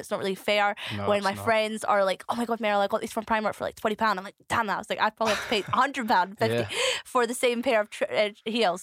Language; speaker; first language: English; native; English